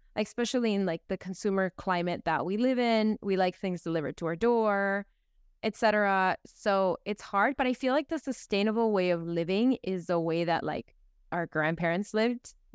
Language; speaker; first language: English; early bilingual, other home language; Spanish